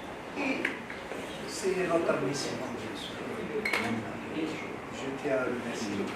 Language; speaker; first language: French; non-native, local second language; Arabic